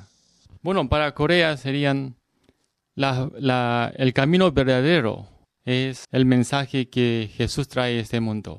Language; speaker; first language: Spanish; non-native, learner; Korean